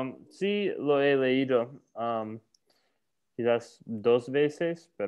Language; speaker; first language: Spanish; non-native, learner; English